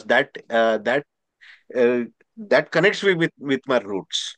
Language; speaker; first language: English; non-native, local second language; Marathi